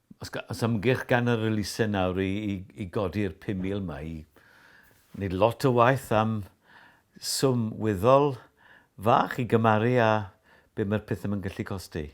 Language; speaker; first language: Welsh; native; Welsh